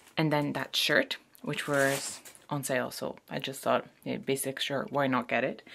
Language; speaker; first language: English; non-native, fluent; Italian